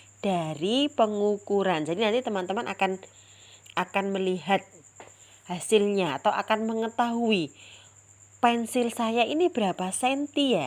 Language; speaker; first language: Indonesian; native; Indonesian